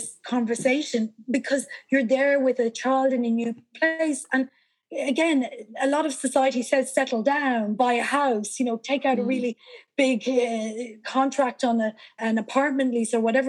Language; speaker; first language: English; native; English